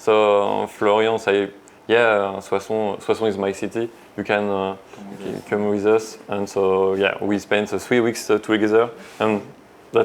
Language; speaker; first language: English; non-native, learner; French